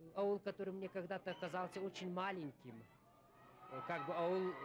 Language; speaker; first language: Russian; non-native, local second language; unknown